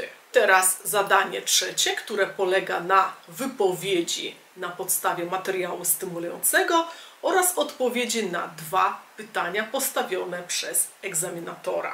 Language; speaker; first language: Polish; native; Polish